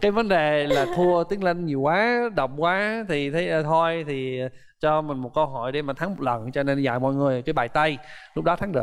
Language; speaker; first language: Vietnamese; non-native, fluent; English